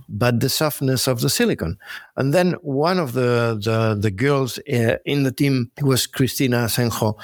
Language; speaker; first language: English; non-native, fluent; Spanish